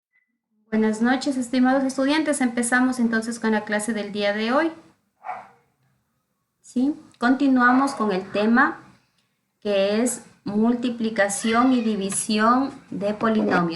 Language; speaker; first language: Spanish; native; Spanish